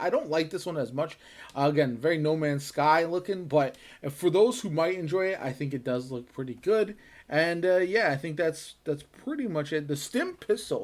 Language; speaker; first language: English; native; English